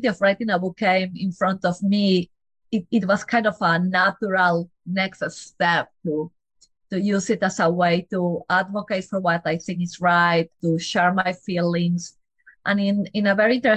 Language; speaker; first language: English; non-native, fluent; Spanish